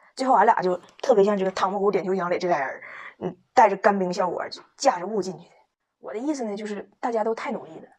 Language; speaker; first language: Chinese; native; Chinese